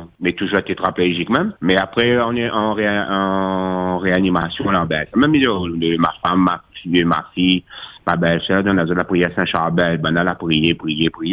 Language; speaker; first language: French; non-native, local second language; Réunion Creole French